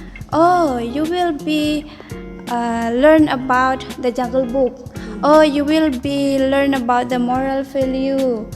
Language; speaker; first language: English; non-native, learner; Indonesian